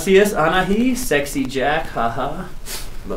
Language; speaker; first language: Spanish; non-native, learner; English